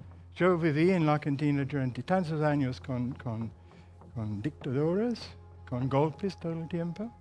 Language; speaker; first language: Spanish; non-native, fluent; English